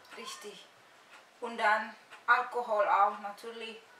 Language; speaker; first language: German; non-native, learner; Indonesian